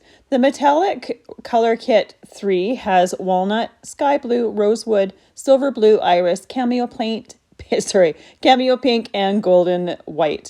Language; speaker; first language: English; native; English